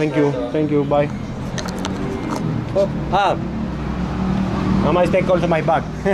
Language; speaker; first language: English; non-native, learner; Albanian